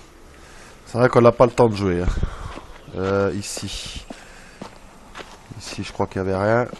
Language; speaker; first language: French; native; French